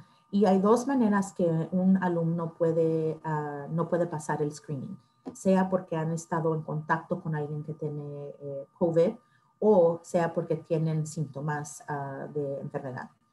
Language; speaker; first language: Spanish; early bilingual, heritage; Spanish